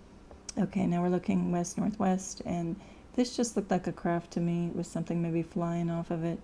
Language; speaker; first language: English; native; English